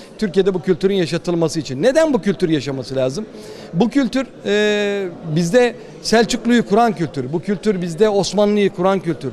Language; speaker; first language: Turkish; native; Turkish